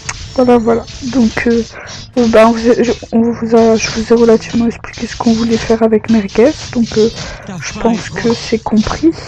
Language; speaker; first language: French; native; French